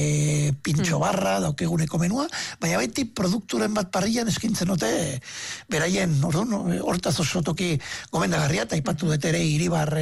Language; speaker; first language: Basque; native; Basque